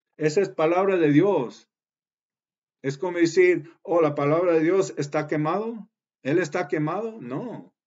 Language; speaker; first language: Spanish; early bilingual, heritage; Spanish